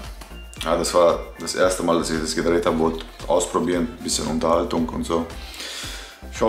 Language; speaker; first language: German; early bilingual, other home language; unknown